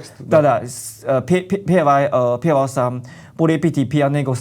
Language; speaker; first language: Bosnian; non-native, learner; Chinese